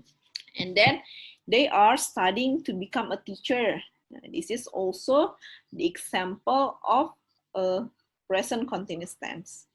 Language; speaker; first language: English; non-native, fluent; Indonesian